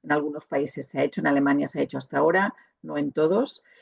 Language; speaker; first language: Spanish; non-native, local second language; Catalan